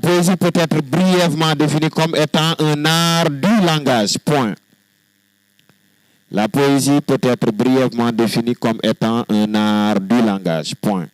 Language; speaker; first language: French; non-native, local second language; Wolof